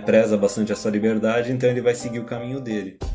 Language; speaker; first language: Portuguese; native; Portuguese